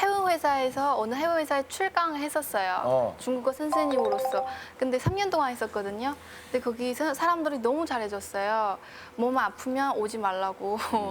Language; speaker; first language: Korean; non-native, fluent; Chinese